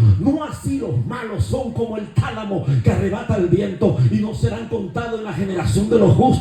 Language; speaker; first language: Spanish; native; Spanish